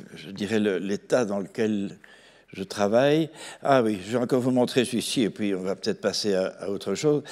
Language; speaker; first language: French; native; French